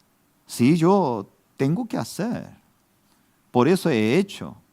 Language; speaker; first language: Spanish; non-native, fluent; Korean